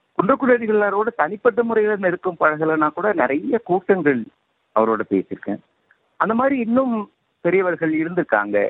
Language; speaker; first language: Tamil; native; Tamil